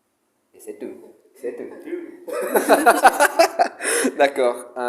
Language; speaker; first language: French; non-native, learner; Spanish